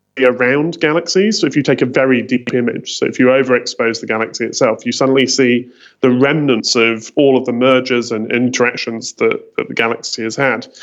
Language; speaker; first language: English; native; English